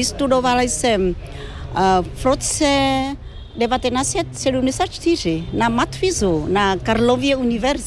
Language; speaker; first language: Czech; non-native, learner; Vietnamese